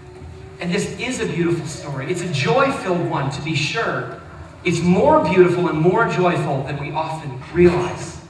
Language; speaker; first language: English; native; English